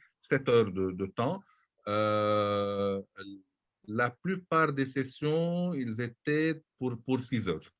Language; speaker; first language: French; non-native, local second language; Arabic